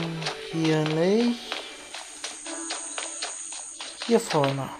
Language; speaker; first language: German; non-native, learner; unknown